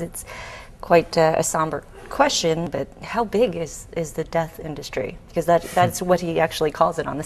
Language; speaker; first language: English; native; English